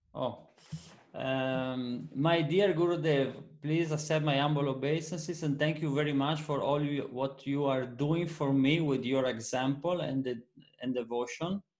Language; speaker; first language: English; non-native, fluent; Italian